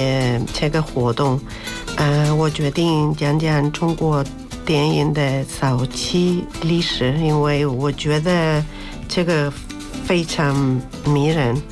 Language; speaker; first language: Chinese; non-native, fluent; Spanish